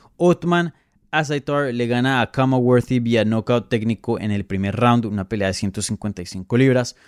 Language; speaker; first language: Spanish; native; Spanish